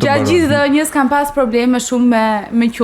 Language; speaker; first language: Albanian; native; Albanian